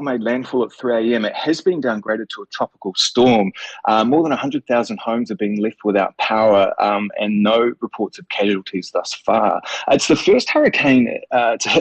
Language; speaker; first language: English; native; English